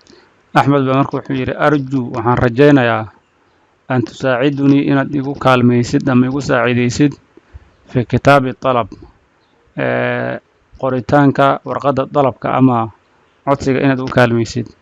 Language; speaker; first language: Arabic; non-native, fluent; Somali